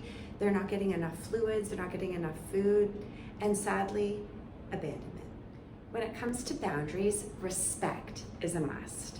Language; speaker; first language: English; native; English